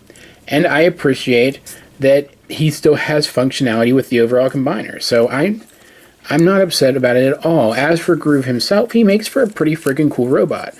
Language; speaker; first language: English; native; English